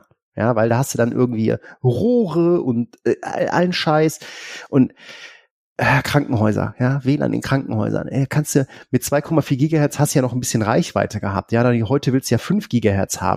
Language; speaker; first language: German; native; German